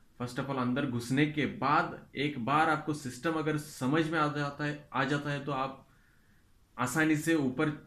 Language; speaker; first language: Hindi; non-native, local second language; Kannada